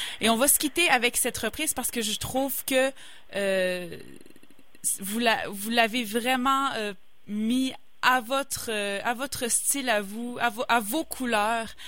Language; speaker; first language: French; native; French